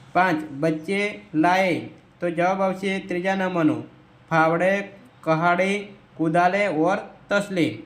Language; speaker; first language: Hindi; non-native, local second language; Gujarati